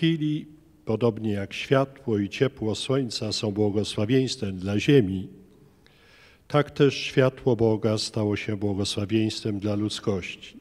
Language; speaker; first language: Polish; native; Polish